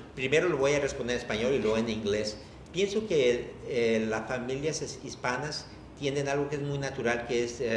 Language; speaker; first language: Spanish; early bilingual, heritage; Spanish